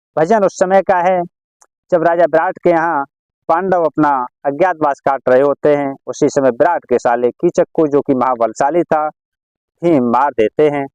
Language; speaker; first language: Hindi; native; Hindi